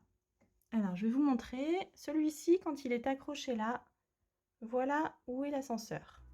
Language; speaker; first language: French; native; French